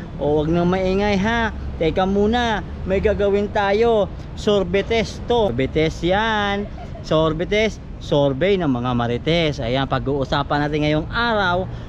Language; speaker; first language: Filipino; native; Filipino